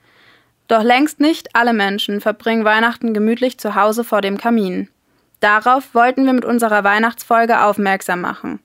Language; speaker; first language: German; native; German